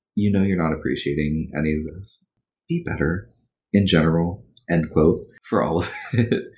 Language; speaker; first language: English; early bilingual, other home language; Spanish